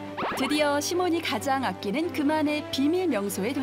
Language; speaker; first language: Korean; native; Korean